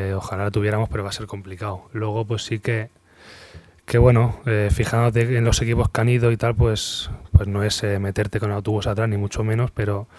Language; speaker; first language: Spanish; native; Spanish